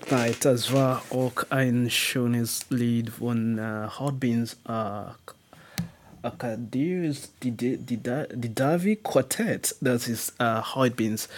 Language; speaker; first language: German; non-native, learner; English